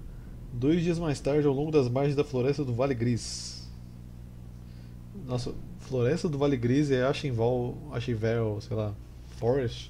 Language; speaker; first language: Portuguese; native; Portuguese